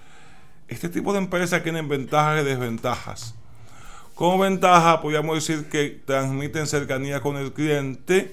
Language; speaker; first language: Spanish; native; Spanish